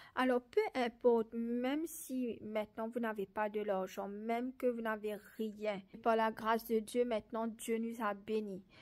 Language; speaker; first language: French; non-native, local second language; Morisyen